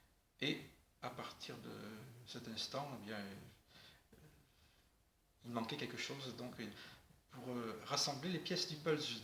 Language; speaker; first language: French; native; French